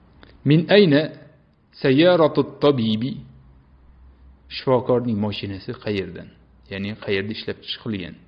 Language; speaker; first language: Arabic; non-native, fluent; Uzbek